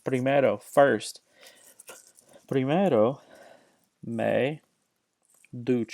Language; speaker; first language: Spanish; non-native, fluent; English